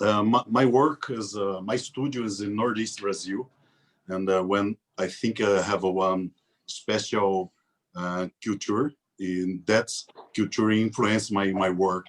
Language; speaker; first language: English; non-native, learner; Portuguese